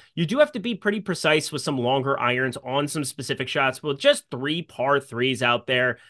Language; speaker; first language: English; native; English